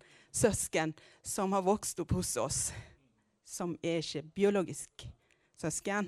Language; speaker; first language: Norwegian; non-native, fluent; Amharic